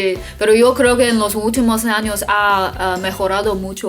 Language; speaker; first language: Spanish; non-native, fluent; Chinese